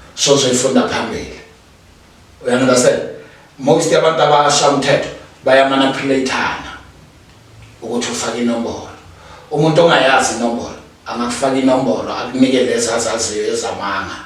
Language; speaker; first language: Zulu; native; Zulu